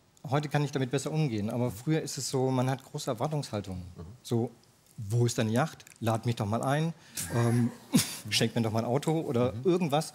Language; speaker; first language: German; native; German